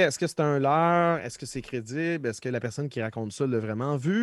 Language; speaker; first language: French; native; French